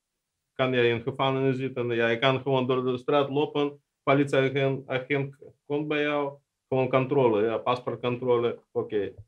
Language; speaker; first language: Dutch; non-native, learner; Russian